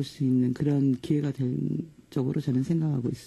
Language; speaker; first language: Korean; native; Korean